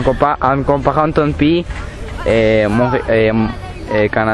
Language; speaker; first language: French; non-native, learner; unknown